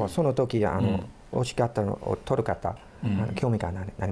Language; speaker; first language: Japanese; non-native, fluent; English